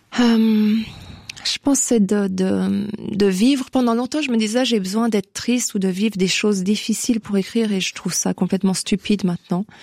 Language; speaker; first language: French; native; French